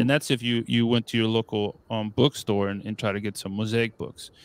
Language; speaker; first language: English; non-native, fluent; Spanish